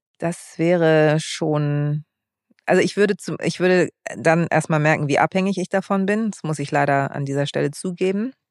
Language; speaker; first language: German; early bilingual, other home language; Greek